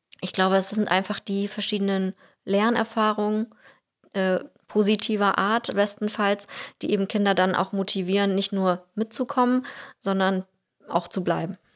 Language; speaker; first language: German; early bilingual, heritage; Russian